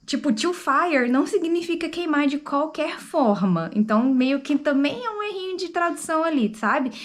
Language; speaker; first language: Portuguese; native; Portuguese